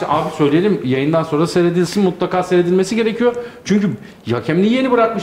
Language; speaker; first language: Turkish; native; Turkish